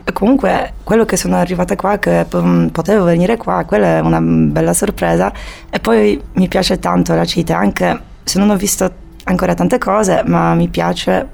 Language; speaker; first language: Italian; non-native, fluent; Polish